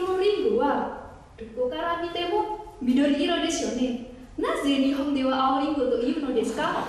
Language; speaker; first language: Japanese; non-native, learner; Indonesian